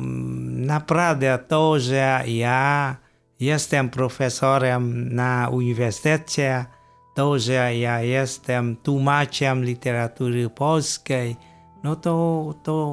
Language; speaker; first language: Polish; non-native, fluent; Vietnamese